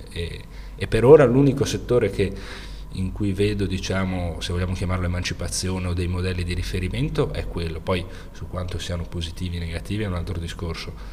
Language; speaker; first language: Italian; native; Italian